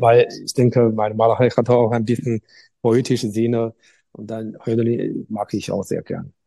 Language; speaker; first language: German; non-native, learner; Chinese